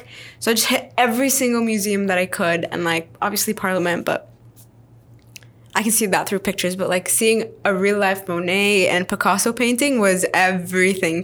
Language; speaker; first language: English; non-native, fluent; Arabic